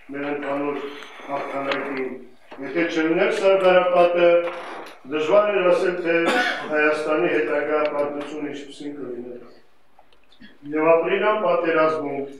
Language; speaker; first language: Armenian; non-native, local second language; Kurdish